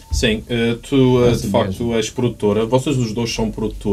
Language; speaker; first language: Portuguese; native; Portuguese